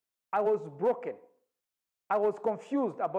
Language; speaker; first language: English; non-native, local second language; Kinyarwanda